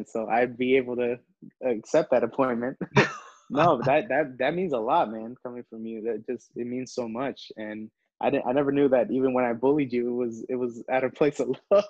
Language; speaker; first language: English; early bilingual, other home language; Hindi